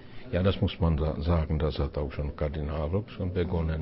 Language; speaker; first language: German; non-native, fluent; Czech